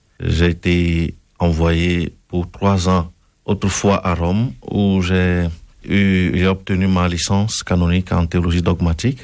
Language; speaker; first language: French; non-native, local second language; Ewe